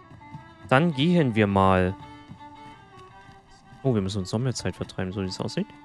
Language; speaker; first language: German; native; German